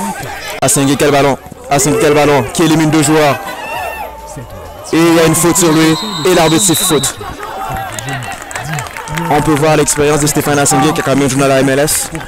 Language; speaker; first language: French; native; French